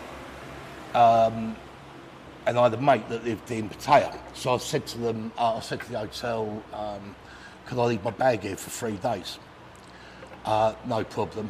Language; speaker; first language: English; native; English